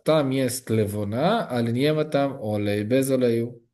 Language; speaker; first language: Polish; non-native, learner; Hebrew